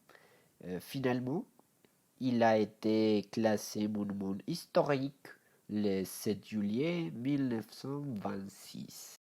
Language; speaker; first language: French; non-native, learner; Spanish